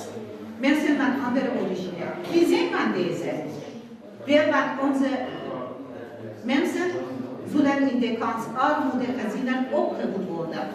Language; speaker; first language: Dutch; non-native, fluent; Persian